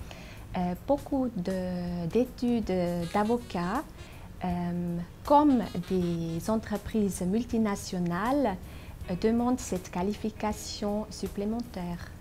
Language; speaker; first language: French; non-native, local second language; German